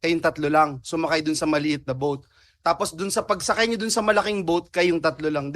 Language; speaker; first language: Filipino; native; Filipino